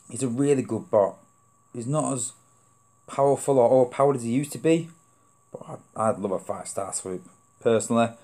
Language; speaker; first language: English; native; English